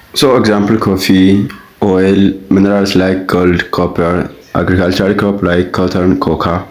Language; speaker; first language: English; non-native, local second language; Amharic